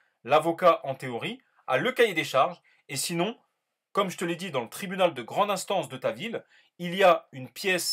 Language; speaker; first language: French; native; French